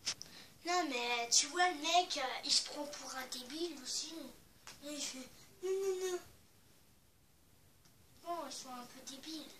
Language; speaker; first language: French; native; French